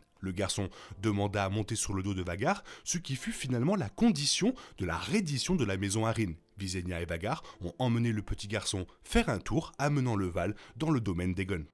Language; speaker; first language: French; native; French